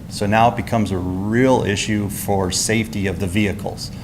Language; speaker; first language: English; native; English